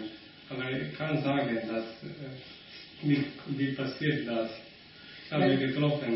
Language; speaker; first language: German; non-native, learner; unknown